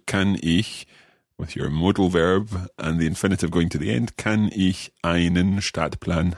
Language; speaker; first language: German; non-native, learner; English